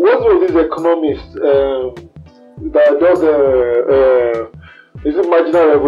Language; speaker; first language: English; non-native, local second language; Yoruba